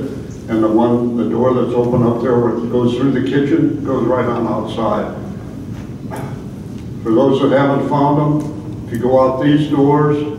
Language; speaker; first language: English; native; English